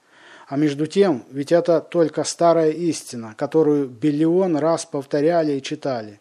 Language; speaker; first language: Russian; native; Russian